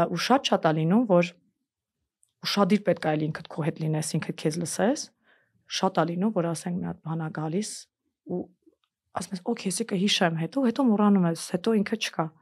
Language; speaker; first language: Armenian; early bilingual, heritage; Armenian